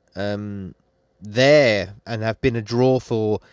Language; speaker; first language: English; native; English